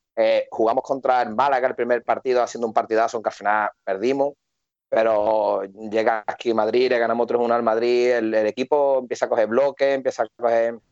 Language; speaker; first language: Spanish; native; Spanish